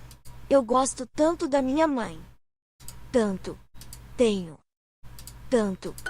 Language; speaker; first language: Portuguese; non-native, learner; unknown